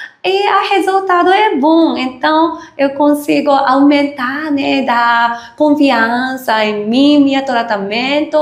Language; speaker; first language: Portuguese; non-native, learner; Japanese